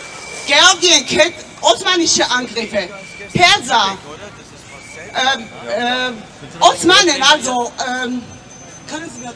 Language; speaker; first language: German; non-native, fluent; Georgian